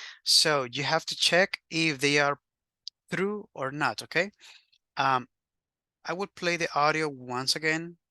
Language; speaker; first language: English; non-native, fluent; Spanish